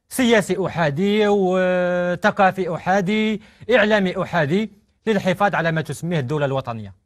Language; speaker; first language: Arabic; native; Arabic